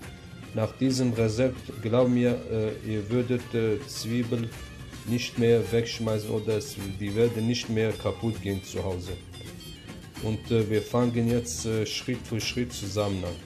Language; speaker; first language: German; non-native, fluent; Kurdish